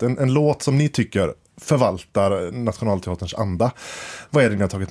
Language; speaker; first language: Swedish; native; Swedish